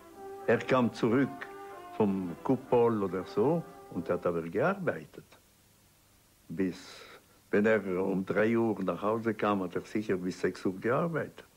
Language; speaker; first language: German; non-native, local second language; Italian